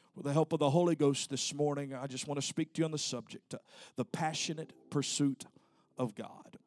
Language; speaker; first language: English; native; English